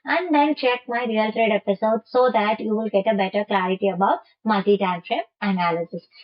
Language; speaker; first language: English; non-native, local second language; Tamil